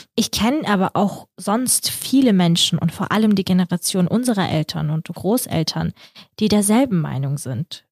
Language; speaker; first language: German; early bilingual, other home language; Russian